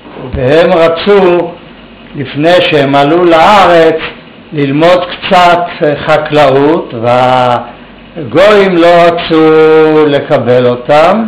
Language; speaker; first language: Hebrew; early bilingual, other home language; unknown